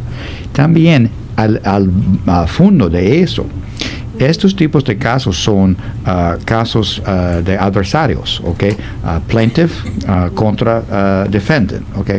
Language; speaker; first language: Spanish; non-native, fluent; English